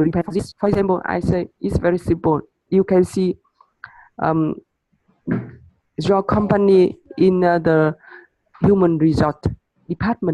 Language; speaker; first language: English; non-native, learner; Vietnamese